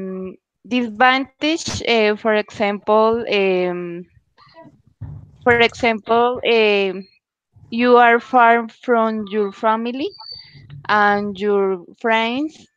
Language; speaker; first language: English; non-native, learner; Spanish